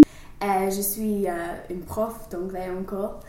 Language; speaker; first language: French; non-native, learner; English